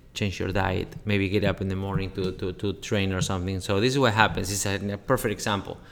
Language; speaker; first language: English; non-native, fluent; Spanish